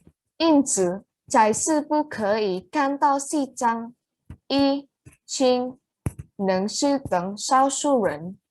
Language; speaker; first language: Chinese; non-native, learner; Indonesian